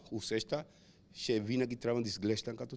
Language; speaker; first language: Bulgarian; non-native, learner; Spanish